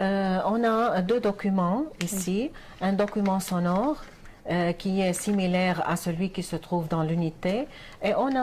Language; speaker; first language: French; non-native, fluent; Arabic